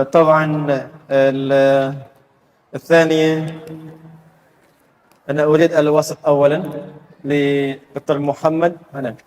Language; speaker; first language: Arabic; non-native, fluent; Indonesian